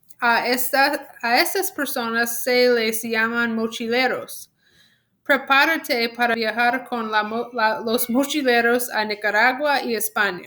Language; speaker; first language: Spanish; non-native, fluent; English